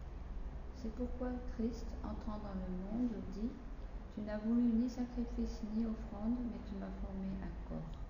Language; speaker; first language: French; native; French